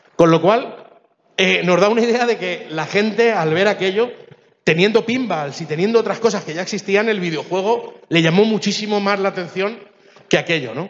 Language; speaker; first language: Spanish; early bilingual, other home language; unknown